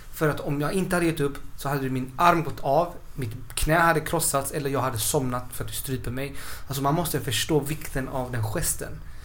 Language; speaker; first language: Swedish; early bilingual, other home language; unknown